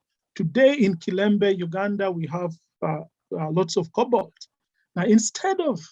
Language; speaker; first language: English; non-native, local second language; Ganda